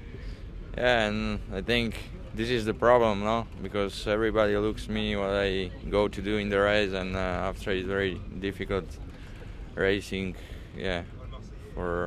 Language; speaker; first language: English; non-native, learner; Slovak